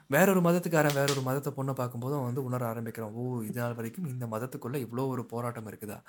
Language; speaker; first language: Tamil; native; Tamil